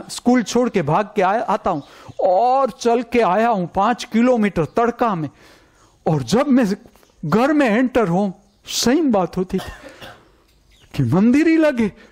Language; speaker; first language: Hindi; non-native, local second language; Gujarati